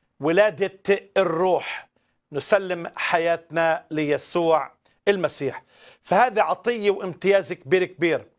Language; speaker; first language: Arabic; native; Arabic